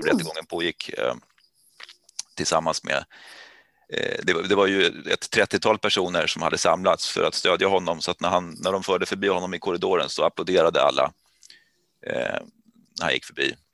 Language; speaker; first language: Swedish; native; Swedish